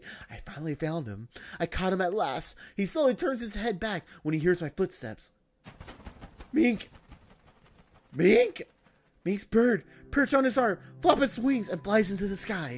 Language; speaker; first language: English; native; English